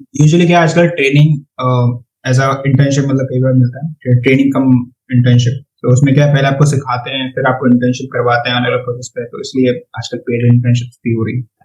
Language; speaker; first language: Hindi; native; Hindi